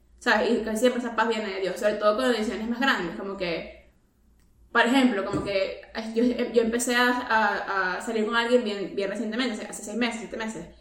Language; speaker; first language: Spanish; native; Spanish